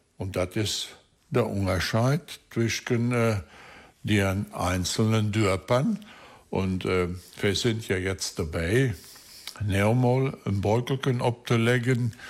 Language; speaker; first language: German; native; German